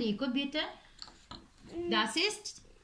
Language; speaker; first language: German; non-native, fluent; Ukrainian